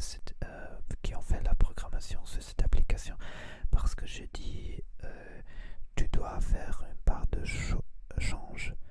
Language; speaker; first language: French; non-native, learner; Spanish